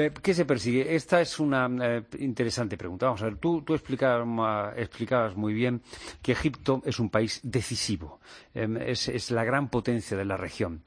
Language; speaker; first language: Spanish; native; Spanish